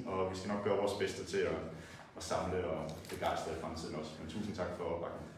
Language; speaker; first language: Danish; native; Danish